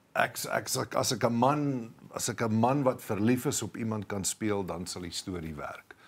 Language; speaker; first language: Afrikaans; native; Afrikaans